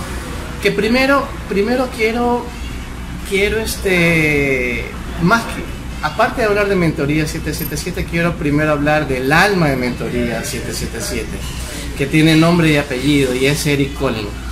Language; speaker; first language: Spanish; native; Spanish